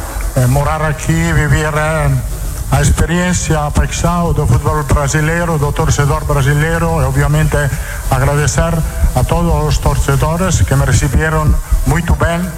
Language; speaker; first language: Portuguese; non-native, fluent; Italian